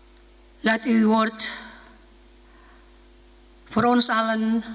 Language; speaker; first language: Dutch; non-native, fluent; Indonesian